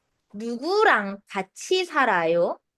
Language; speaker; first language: Korean; non-native, fluent; Filipino